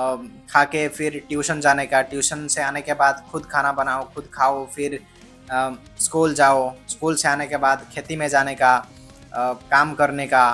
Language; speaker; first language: Hindi; non-native, local second language; Odia